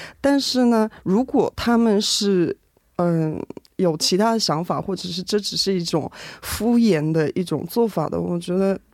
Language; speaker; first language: Chinese; non-native, fluent; Korean